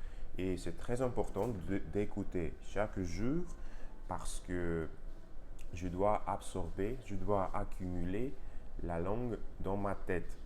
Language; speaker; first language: French; non-native, learner; Russian